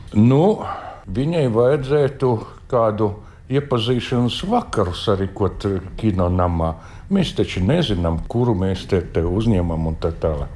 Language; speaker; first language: Latvian; native; Latvian